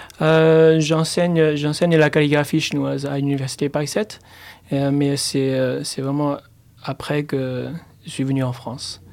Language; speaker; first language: French; non-native, fluent; Chinese